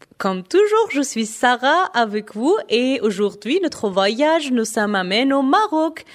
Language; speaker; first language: French; non-native, fluent; Persian